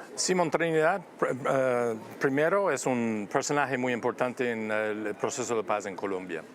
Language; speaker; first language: Spanish; non-native, fluent; English